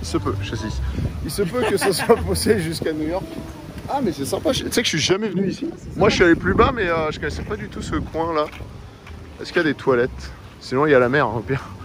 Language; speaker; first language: French; native; French